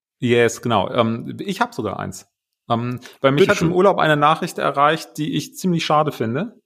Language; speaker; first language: German; native; German